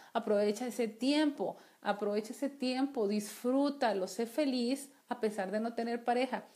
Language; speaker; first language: Spanish; native; Spanish